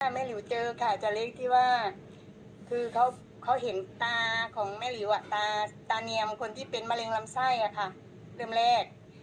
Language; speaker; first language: Thai; native; Thai